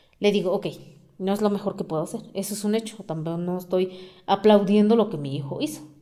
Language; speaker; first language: Spanish; non-native, local second language; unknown